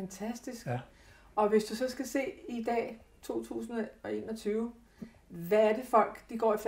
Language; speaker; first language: Danish; native; Danish